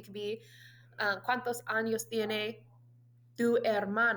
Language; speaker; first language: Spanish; non-native, fluent; English